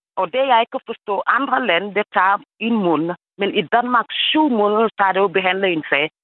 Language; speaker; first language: Danish; non-native, fluent; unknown